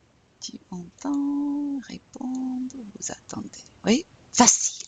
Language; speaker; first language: French; non-native, fluent; English